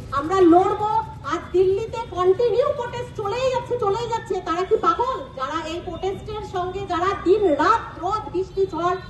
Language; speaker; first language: Bangla; native; Bangla